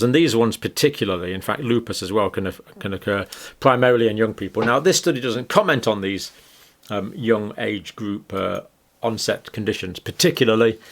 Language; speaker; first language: English; native; English